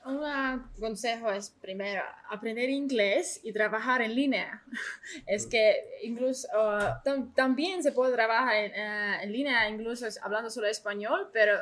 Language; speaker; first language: Spanish; non-native, learner; Estonian